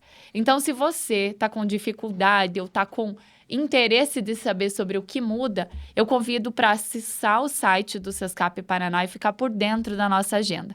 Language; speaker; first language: Portuguese; native; Portuguese